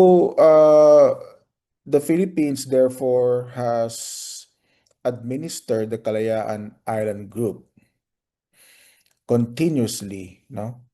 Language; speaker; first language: English; non-native, local second language; Filipino